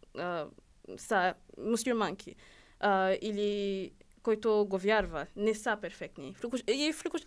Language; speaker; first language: Bulgarian; non-native, learner; Rundi